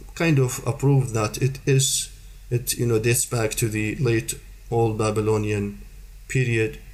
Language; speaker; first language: English; non-native, fluent; Arabic